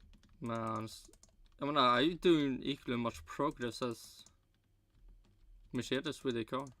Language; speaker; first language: English; non-native, fluent; Swedish